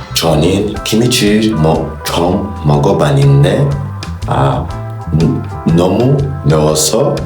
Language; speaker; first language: Korean; non-native, learner; Kinyarwanda